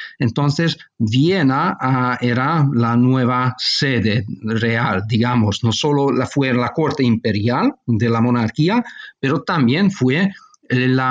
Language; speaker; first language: Spanish; non-native, fluent; Hungarian